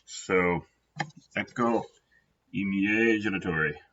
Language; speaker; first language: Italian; non-native, fluent; English